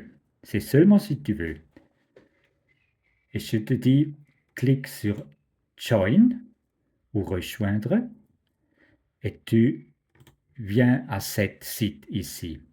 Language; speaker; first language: French; non-native, fluent; German